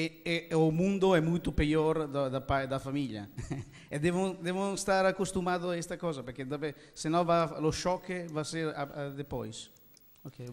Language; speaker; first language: Portuguese; non-native, learner; Italian